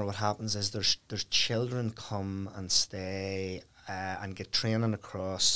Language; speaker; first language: English; native; English